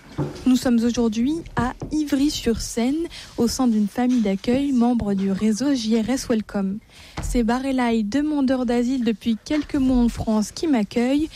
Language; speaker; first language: French; native; French